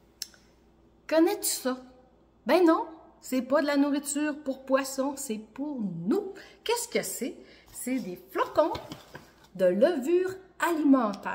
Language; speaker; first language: French; native; French